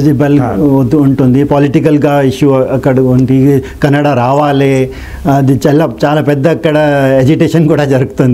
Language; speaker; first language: Telugu; non-native, local second language; Rajasthani